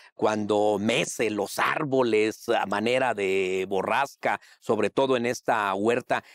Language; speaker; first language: Spanish; native; Spanish